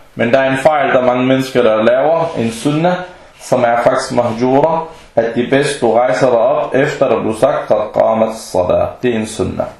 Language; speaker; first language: Danish; early bilingual, other home language; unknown